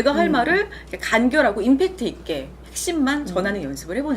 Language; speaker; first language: Korean; native; Korean